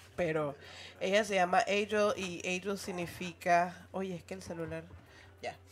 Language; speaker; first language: Spanish; native; Spanish